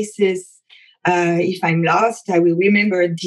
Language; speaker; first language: English; non-native, fluent; French